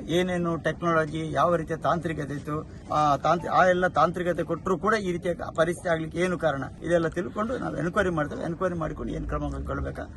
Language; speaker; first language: Kannada; native; Kannada